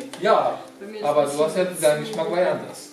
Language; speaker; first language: German; non-native, fluent; Georgian